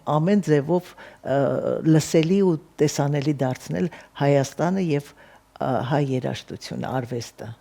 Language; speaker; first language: Armenian; native; Armenian